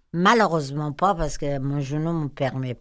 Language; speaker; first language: French; non-native, fluent; Persian